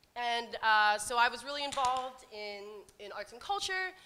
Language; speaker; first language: English; native; English